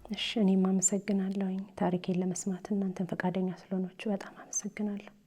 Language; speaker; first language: Amharic; native; Amharic